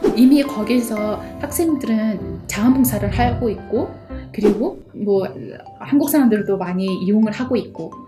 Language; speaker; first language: Korean; early bilingual, other home language; Mongolian